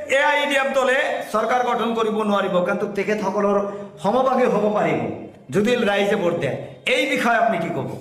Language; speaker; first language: Assamese; non-native, local second language; Bangla